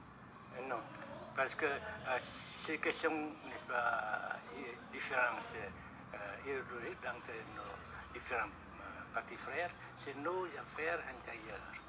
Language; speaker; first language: French; non-native, local second language; Vietnamese